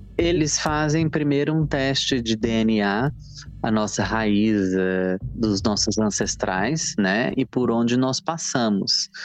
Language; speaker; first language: Portuguese; native; Portuguese